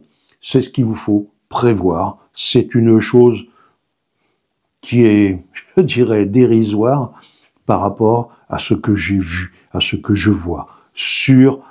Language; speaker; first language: French; native; French